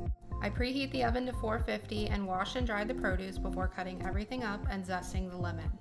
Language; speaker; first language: English; native; English